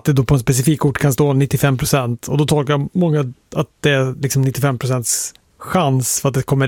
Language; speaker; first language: Swedish; native; Swedish